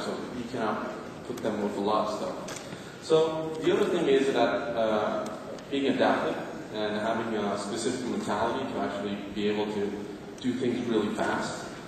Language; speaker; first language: English; non-native, fluent; Spanish